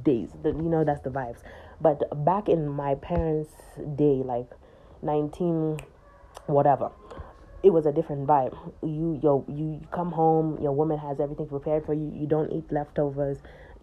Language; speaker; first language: English; native; English